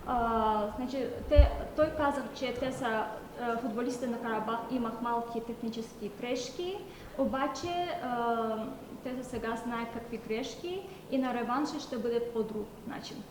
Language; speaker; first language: Bulgarian; non-native, learner; Azerbaijani